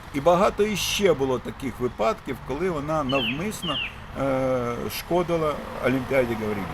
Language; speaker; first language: Ukrainian; non-native, fluent; Russian